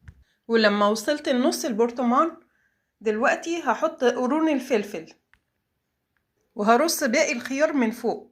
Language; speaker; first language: Arabic; native; Arabic